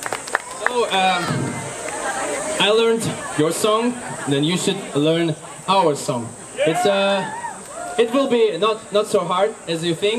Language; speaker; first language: English; non-native, learner; Ukrainian